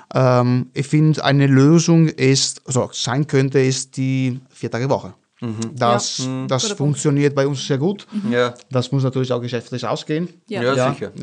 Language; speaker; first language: German; non-native, fluent; Italian